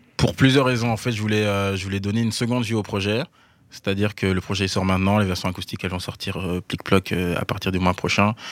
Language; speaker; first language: French; native; French